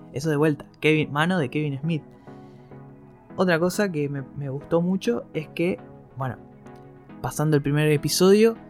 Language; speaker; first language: Spanish; native; Spanish